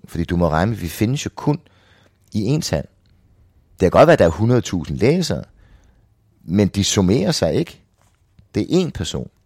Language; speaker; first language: Danish; native; Danish